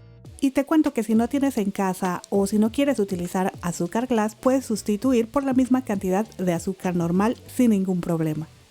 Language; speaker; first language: Spanish; native; Spanish